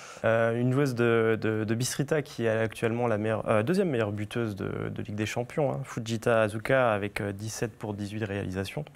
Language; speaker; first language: French; native; French